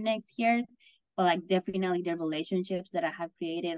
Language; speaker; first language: English; non-native, fluent; Spanish